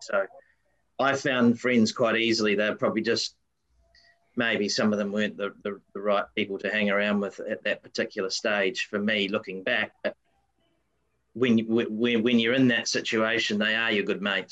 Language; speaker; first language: English; native; English